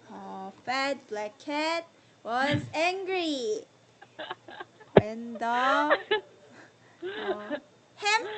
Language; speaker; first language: English; non-native, learner; Korean